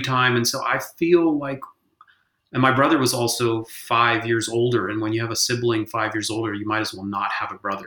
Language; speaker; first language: English; native; English